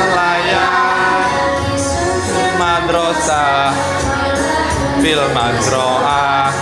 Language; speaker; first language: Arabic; non-native, fluent; Indonesian